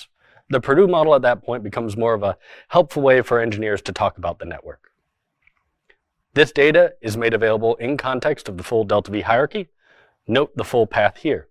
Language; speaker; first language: English; native; English